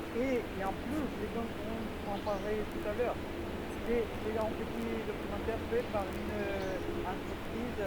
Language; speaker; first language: French; non-native, fluent; Spanish